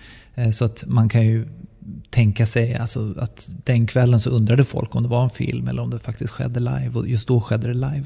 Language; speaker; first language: Swedish; native; Swedish